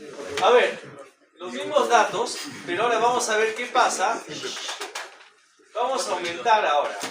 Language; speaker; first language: Spanish; native; Spanish